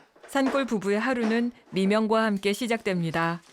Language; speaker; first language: Korean; native; Korean